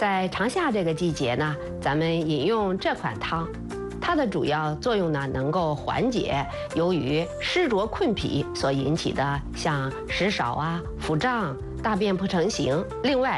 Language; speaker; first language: Chinese; native; Chinese